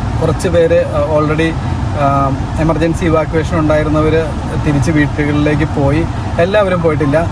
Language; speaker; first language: Malayalam; native; Malayalam